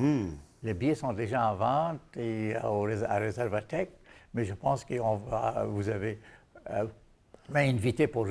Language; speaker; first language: French; non-native, fluent; Bangla